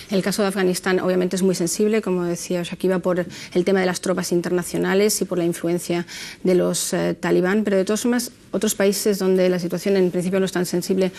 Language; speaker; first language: Spanish; native; Spanish